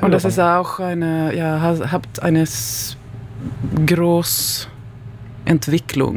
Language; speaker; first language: German; non-native, learner; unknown